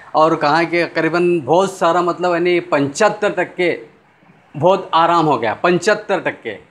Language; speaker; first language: Hindi; non-native, local second language; Urdu